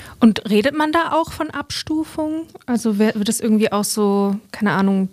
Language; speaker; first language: German; native; German